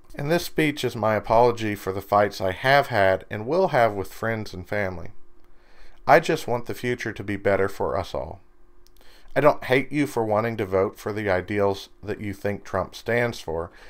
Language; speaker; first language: English; native; English